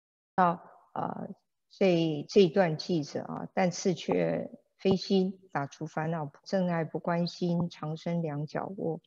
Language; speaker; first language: Chinese; native; Chinese